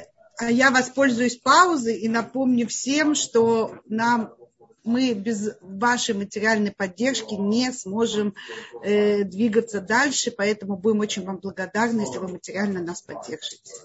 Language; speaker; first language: Russian; native; Russian